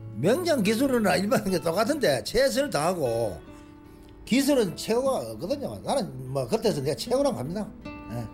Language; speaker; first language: Korean; native; Korean